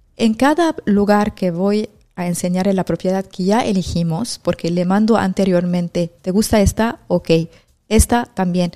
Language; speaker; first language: Spanish; non-native, fluent; Arabic